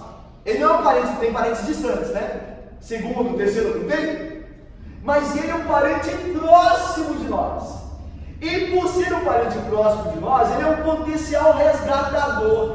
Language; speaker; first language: Portuguese; native; Portuguese